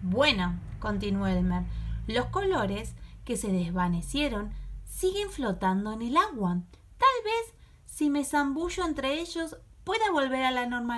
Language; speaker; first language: Spanish; native; Spanish